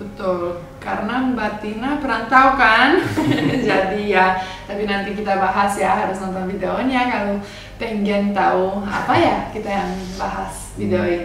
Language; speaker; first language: Indonesian; non-native, fluent; Romanian